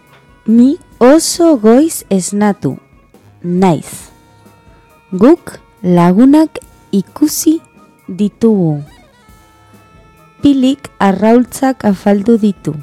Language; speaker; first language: Basque; non-native, learner; Spanish